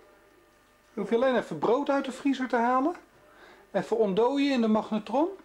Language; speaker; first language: Dutch; native; Dutch